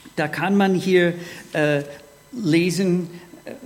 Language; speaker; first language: German; non-native, fluent; English